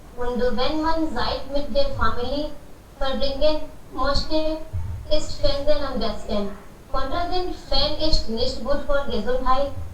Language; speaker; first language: German; non-native, learner; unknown